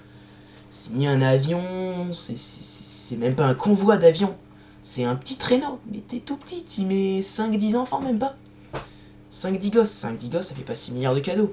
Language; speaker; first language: French; native; French